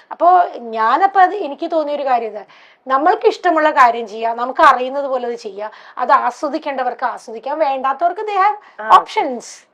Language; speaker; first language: Malayalam; native; Malayalam